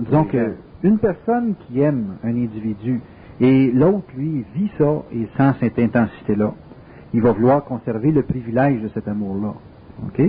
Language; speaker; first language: French; native; French